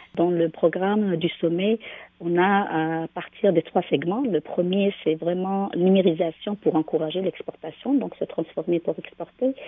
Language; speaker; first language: French; non-native, local second language; Arabic